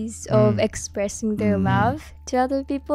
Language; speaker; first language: English; non-native, fluent; Japanese